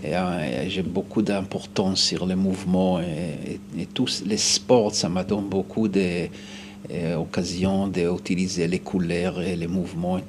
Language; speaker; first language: French; non-native, fluent; Hebrew